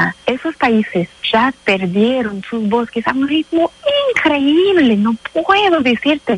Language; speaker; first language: Spanish; non-native, fluent; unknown